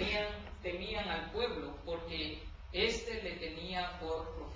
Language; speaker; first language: Spanish; native; Spanish